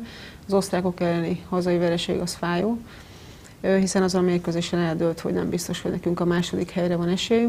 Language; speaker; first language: Hungarian; native; Hungarian